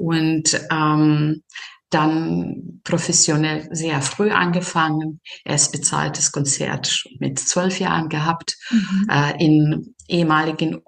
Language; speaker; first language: German; non-native, fluent; Serbian